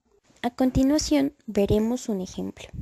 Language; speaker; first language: Spanish; native; Spanish